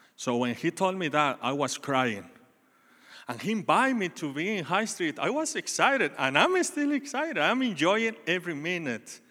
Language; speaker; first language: English; non-native, learner; Spanish